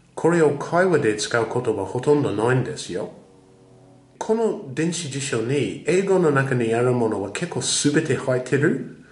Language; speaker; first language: Japanese; non-native, fluent; English